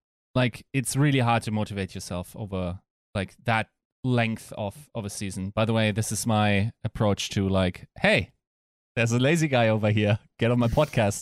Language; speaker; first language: English; non-native, fluent; German